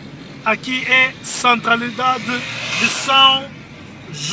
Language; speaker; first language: Portuguese; non-native, learner; Lingala